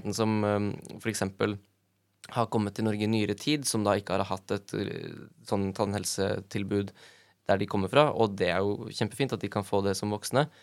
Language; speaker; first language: Norwegian; native; Norwegian